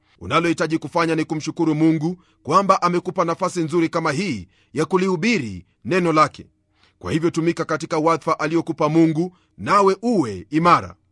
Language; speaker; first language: Swahili; non-native, local second language; Luyia